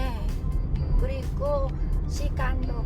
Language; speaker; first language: Korean; non-native, learner; Vietnamese